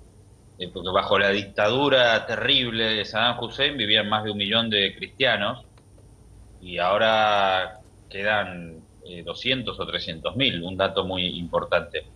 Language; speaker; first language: Spanish; native; Spanish